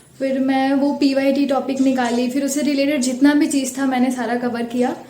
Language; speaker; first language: Hindi; native; Hindi